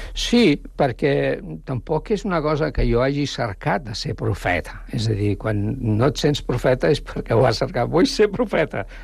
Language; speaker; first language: Catalan; non-native, local second language; Spanish